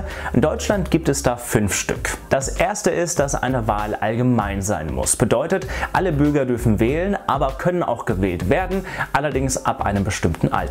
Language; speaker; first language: German; native; German